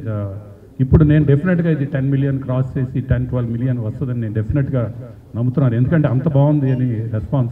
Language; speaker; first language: Telugu; native; Telugu